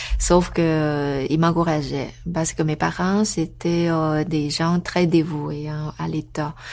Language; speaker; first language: French; non-native, fluent; Chinese